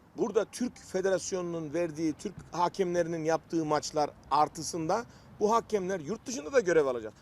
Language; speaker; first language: Turkish; early bilingual, heritage; Turkish